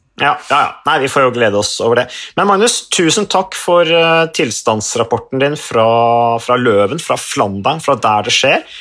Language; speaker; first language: Norwegian; native; Norwegian